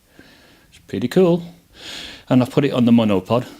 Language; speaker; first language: English; native; English